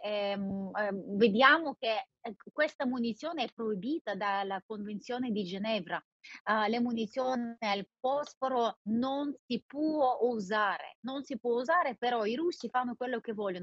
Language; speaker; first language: Italian; non-native, fluent; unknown